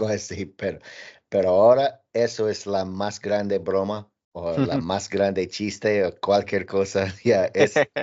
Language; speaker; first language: Spanish; non-native, learner; English